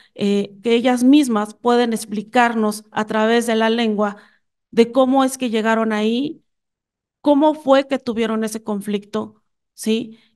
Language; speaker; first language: Spanish; non-native, local second language; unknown